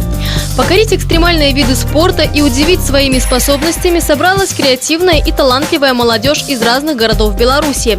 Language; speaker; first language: Russian; native; Russian